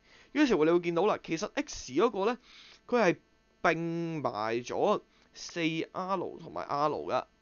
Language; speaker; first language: Cantonese; native; Cantonese